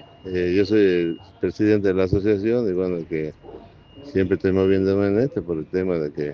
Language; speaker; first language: Spanish; native; Spanish